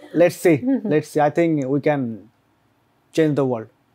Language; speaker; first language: English; non-native, local second language; Bangla